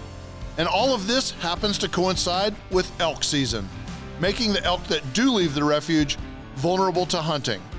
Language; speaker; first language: English; native; English